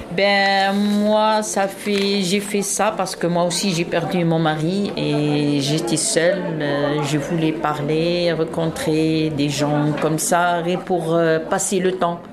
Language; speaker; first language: French; non-native, local second language; Arabic